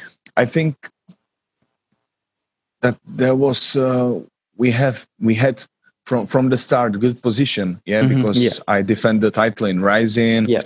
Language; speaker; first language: English; non-native, learner; Czech